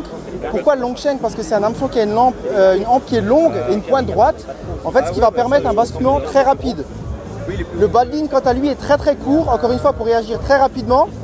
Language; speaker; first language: French; native; French